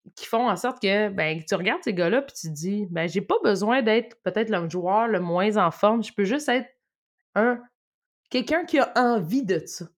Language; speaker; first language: French; native; French